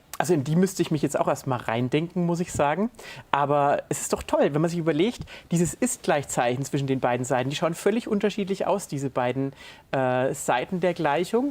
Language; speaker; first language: German; native; German